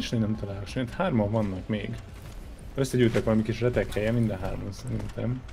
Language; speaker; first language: Hungarian; native; Hungarian